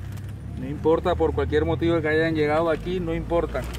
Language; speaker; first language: Spanish; native; Spanish